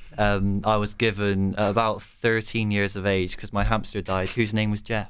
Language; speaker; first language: English; native; English